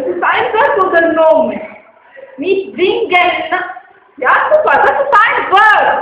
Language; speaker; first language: German; non-native, learner; Arabic